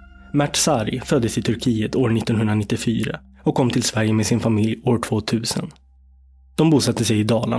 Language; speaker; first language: Swedish; native; Swedish